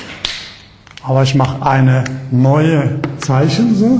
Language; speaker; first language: German; non-native, fluent; Arabic